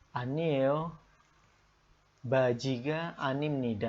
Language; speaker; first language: Korean; non-native, fluent; Indonesian